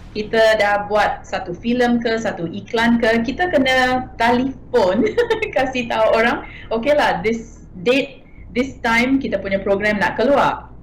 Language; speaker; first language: Malay; non-native, local second language; Tamil